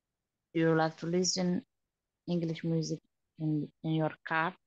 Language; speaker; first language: English; non-native, learner; Somali